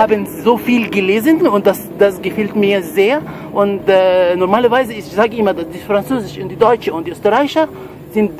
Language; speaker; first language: German; non-native, fluent; Arabic